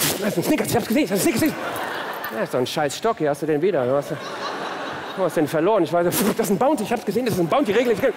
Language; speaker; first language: German; early bilingual, other home language; Turkish